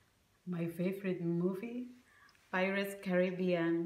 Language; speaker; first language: English; non-native, learner; Indonesian